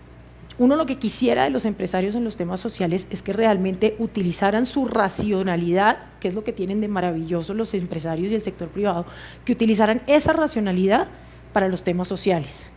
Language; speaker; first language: Spanish; native; Spanish